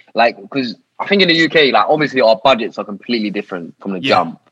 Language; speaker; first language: English; native; English